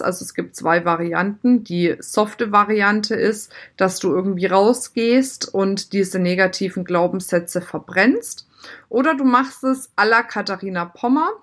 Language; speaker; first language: German; native; German